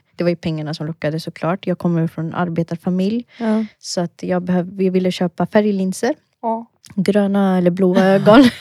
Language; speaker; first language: Swedish; early bilingual, other home language; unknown